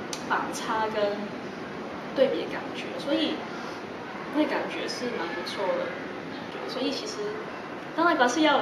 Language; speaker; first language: Chinese; non-native, local second language; Cantonese